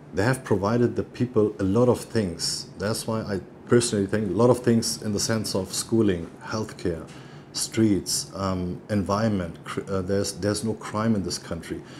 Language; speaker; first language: English; non-native, fluent; German